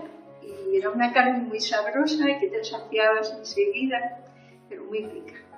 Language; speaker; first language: Spanish; native; Spanish